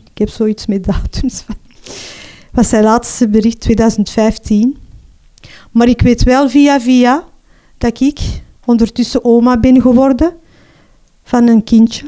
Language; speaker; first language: Dutch; non-native, local second language; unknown